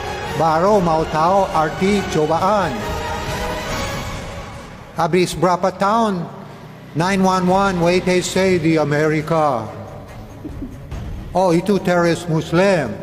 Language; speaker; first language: Indonesian; non-native, fluent; English